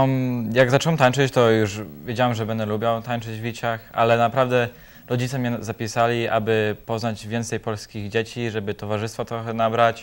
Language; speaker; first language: Polish; early bilingual, heritage; Polish